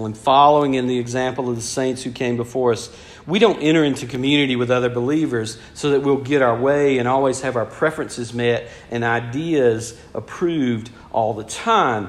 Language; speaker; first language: English; native; English